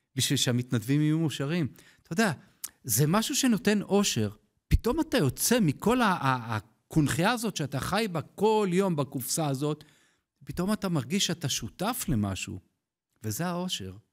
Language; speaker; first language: Hebrew; native; Hebrew